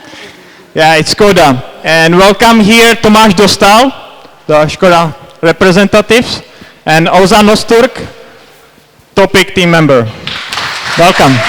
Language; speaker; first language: English; non-native, fluent; Czech